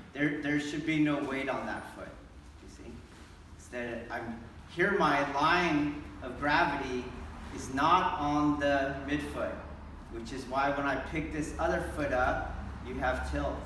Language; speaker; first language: English; native; English